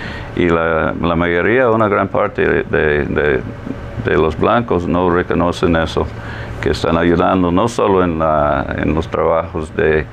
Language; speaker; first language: Spanish; non-native, fluent; English